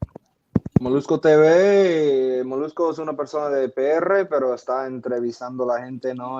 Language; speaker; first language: Spanish; non-native, fluent; English